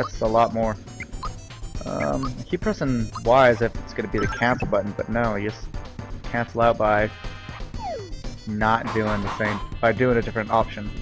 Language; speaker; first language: English; native; English